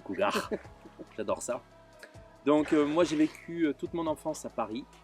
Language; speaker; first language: French; native; French